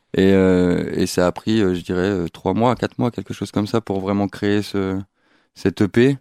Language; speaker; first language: French; native; French